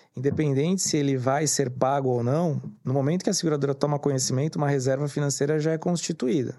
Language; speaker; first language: Portuguese; native; Portuguese